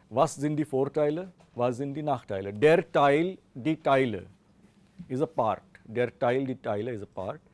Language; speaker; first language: German; non-native, fluent; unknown